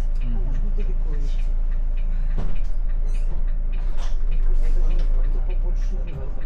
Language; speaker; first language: Russian; native; Russian